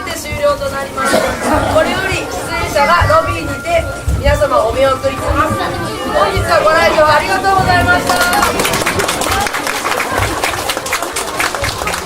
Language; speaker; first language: Japanese; native; Japanese